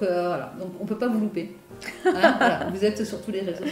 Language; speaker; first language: French; native; French